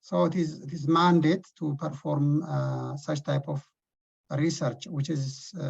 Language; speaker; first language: English; non-native, local second language; Amharic